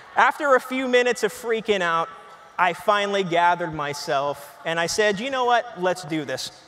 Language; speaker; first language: English; native; English